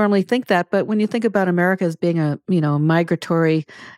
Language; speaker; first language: English; native; English